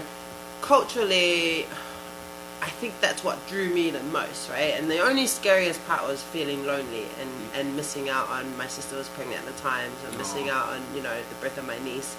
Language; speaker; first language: English; native; English